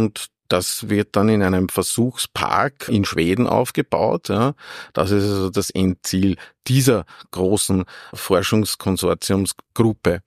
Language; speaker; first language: German; native; German